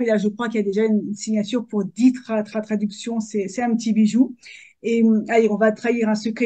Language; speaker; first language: French; native; French